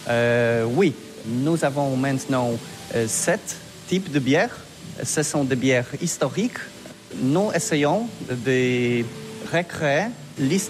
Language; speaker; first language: French; non-native, learner; Polish